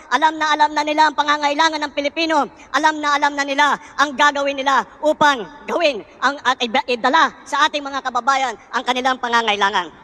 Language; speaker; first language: Filipino; native; Filipino